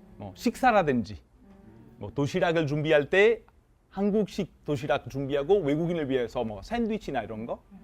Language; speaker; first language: Korean; non-native, fluent; Italian